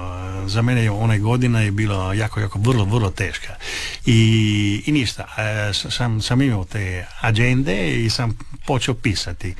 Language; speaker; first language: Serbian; early bilingual, heritage; Italian